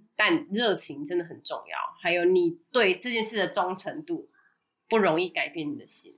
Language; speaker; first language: Chinese; native; Chinese